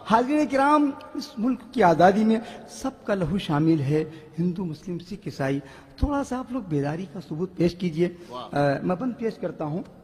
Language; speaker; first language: Urdu; native; Urdu